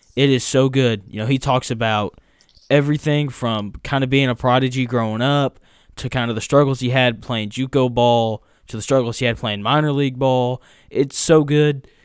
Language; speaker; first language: English; native; English